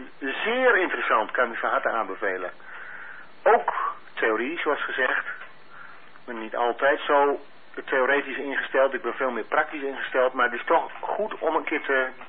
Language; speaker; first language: Dutch; native; Dutch